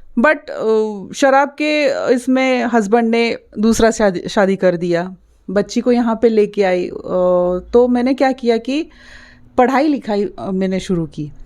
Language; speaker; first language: Hindi; non-native, local second language; Marathi